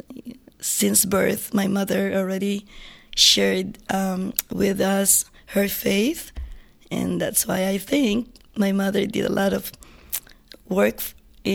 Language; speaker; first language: English; non-native, local second language; Filipino